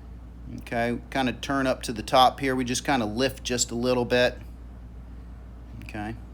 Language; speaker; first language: English; native; English